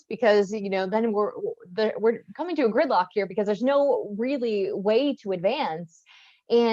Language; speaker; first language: English; native; English